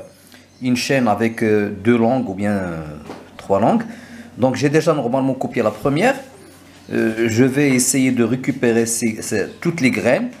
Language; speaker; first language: French; non-native, local second language; Arabic